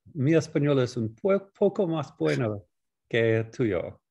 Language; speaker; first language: Spanish; non-native, learner; English